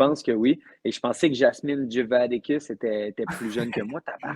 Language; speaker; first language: French; native; French